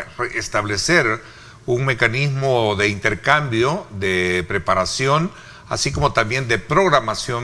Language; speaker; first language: Spanish; native; Spanish